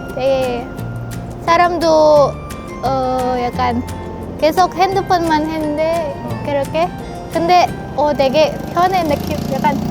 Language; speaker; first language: Korean; non-native, learner; Indonesian